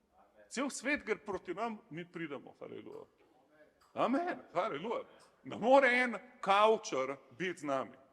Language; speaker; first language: Slovenian; native; Slovenian